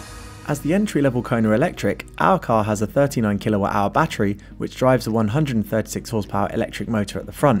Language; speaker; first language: English; native; English